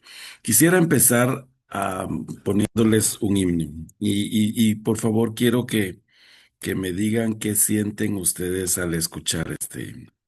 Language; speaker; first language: Spanish; native; Spanish